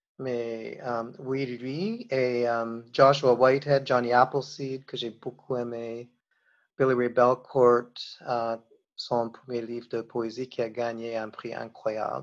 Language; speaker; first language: French; non-native, fluent; English